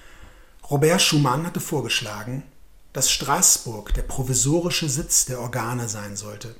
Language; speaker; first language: German; native; German